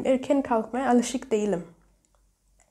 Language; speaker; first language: Turkish; non-native, learner; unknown